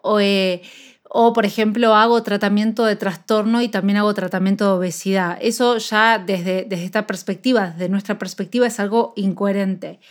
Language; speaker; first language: Spanish; native; Spanish